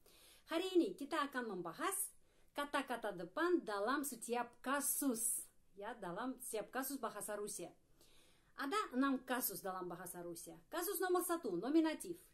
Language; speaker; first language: Indonesian; non-native, fluent; Russian